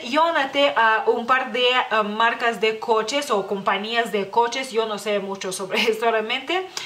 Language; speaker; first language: Spanish; non-native, fluent; Lithuanian